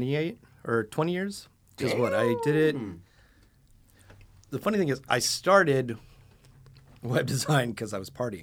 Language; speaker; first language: English; native; English